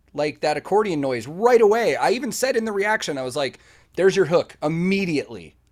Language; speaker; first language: English; native; English